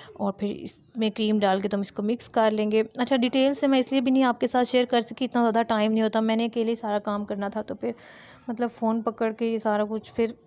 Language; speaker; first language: Hindi; native; Hindi